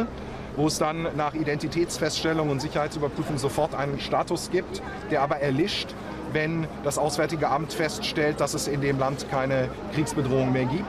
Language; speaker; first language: German; native; German